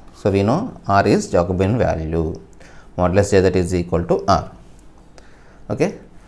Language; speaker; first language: English; non-native, local second language; Telugu